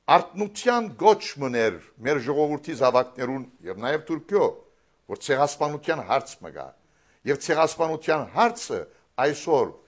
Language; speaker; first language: Armenian; native; Armenian